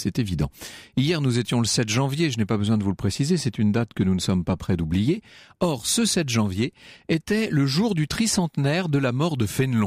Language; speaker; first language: French; native; French